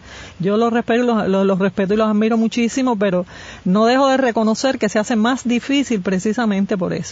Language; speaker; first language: Spanish; native; Spanish